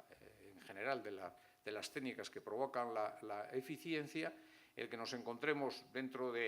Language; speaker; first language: Spanish; native; Spanish